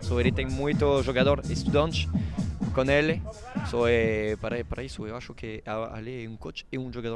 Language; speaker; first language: Portuguese; non-native, learner; Italian